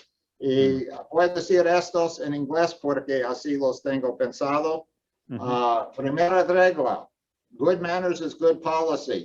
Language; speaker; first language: Spanish; non-native, fluent; English